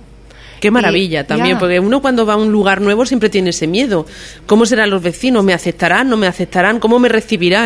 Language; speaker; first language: Spanish; native; Spanish